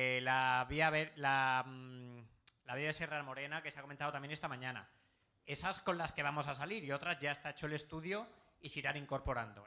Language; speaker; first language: Spanish; native; Spanish